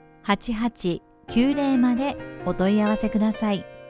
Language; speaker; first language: Japanese; native; Japanese